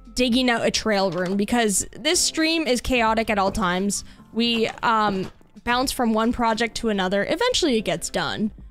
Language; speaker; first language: English; native; English